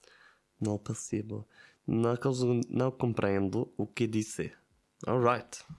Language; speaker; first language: Portuguese; non-native, learner; Italian